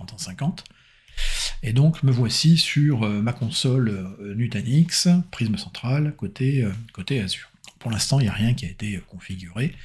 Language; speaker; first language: French; native; French